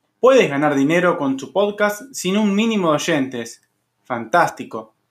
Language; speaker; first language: Spanish; native; Spanish